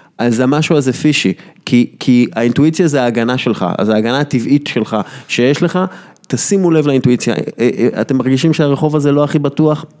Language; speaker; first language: Hebrew; native; Hebrew